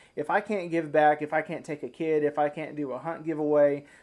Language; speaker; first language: English; native; English